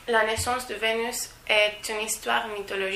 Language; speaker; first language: French; non-native, learner; Spanish